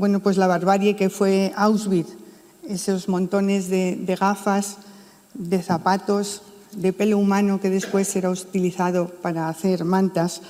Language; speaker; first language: Spanish; native; Spanish